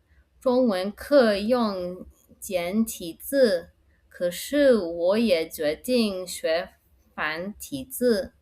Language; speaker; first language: Chinese; non-native, learner; English